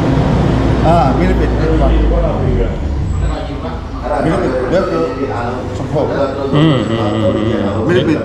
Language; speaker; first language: English; non-native, learner; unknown